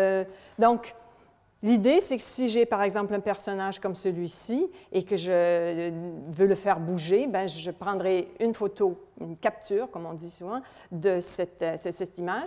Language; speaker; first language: French; native; French